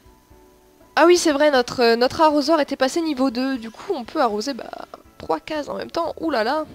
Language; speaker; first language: French; native; French